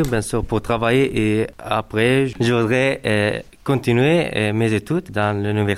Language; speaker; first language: French; non-native, learner; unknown